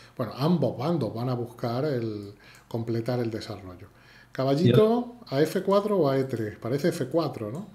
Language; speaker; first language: Spanish; native; Spanish